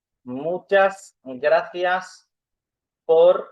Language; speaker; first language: Spanish; non-native, fluent; Urdu